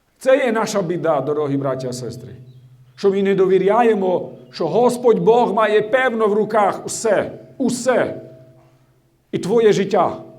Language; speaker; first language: Ukrainian; non-native, fluent; Slovak